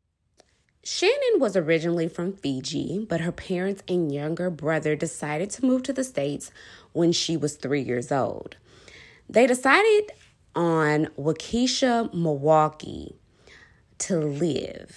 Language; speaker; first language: English; native; English